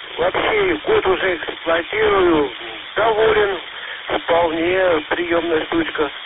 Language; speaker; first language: Russian; native; Russian